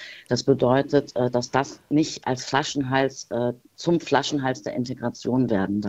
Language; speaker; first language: German; early bilingual, other home language; Turkish